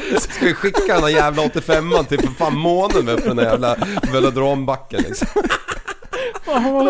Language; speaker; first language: Swedish; native; Swedish